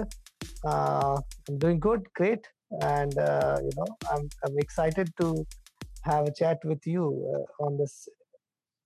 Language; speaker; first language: English; non-native, local second language; Bangla